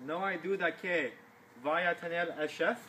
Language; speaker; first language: Spanish; non-native, learner; English